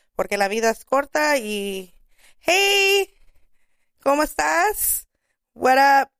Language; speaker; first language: Spanish; early bilingual, other home language; English